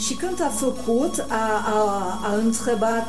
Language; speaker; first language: Romanian; non-native, learner; French